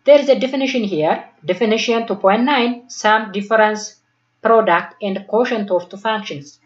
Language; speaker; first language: English; non-native, local second language; Amharic